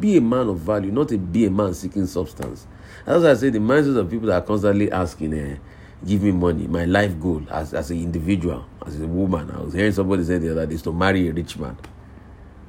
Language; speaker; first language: English; non-native, local second language; Yoruba